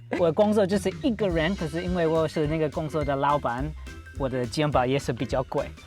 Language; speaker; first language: Chinese; non-native, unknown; English